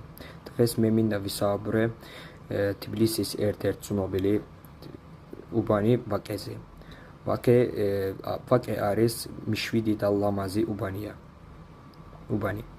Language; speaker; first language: Georgian; non-native, learner; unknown